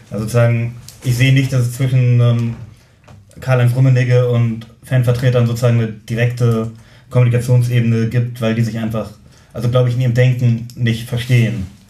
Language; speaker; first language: German; native; German